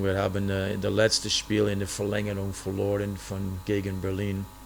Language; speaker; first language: German; non-native, fluent; English